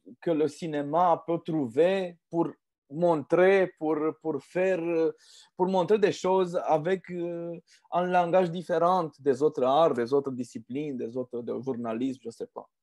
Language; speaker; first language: French; non-native, fluent; Romanian